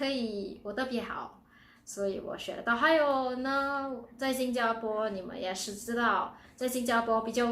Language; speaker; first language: Chinese; non-native, local second language; Filipino